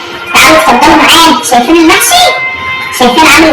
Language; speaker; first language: Arabic; native; Arabic